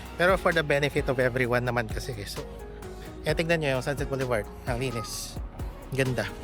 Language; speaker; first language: Filipino; non-native, local second language; Hiligaynon